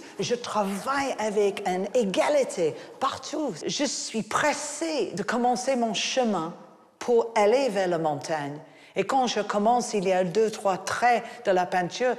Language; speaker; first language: French; non-native, fluent; English